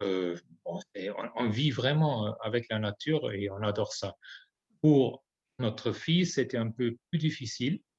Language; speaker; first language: French; non-native, fluent; German